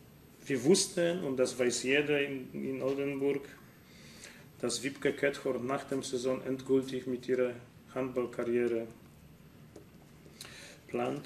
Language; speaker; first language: German; non-native, fluent; Polish